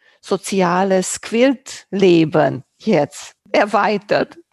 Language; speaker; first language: German; non-native, fluent; Romanian